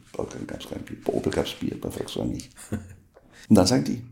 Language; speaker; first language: German; non-native, local second language; Swiss German